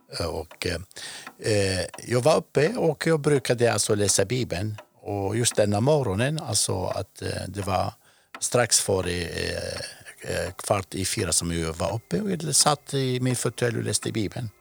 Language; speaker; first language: Swedish; non-native, fluent; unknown